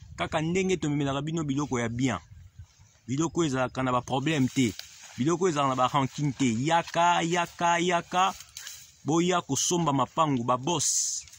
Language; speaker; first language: Lingala; native; Lingala